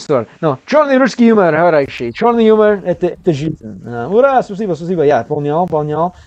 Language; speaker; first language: Russian; non-native, learner; English